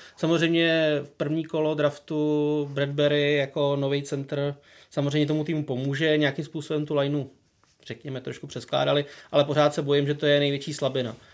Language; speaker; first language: Czech; native; Czech